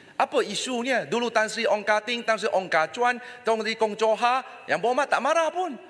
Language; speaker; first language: Malay; non-native, local second language; Chinese